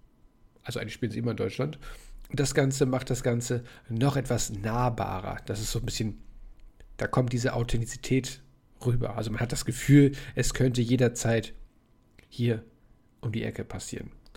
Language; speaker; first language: German; native; German